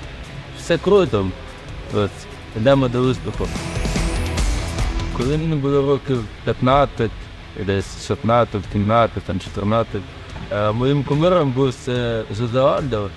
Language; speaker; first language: Ukrainian; native; Ukrainian